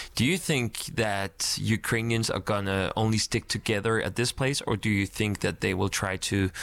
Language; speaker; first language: English; non-native, fluent; Danish